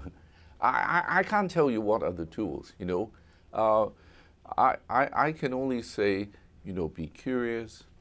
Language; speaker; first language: English; non-native, local second language; Cantonese